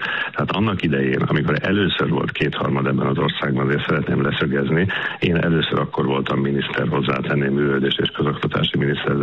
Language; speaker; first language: Hungarian; native; Hungarian